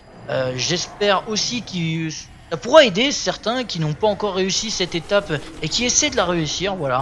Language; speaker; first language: French; native; French